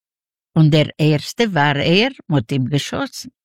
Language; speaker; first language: German; non-native, learner; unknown